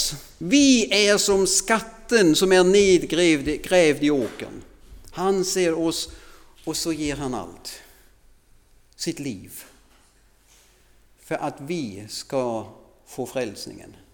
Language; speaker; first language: Swedish; non-native, fluent; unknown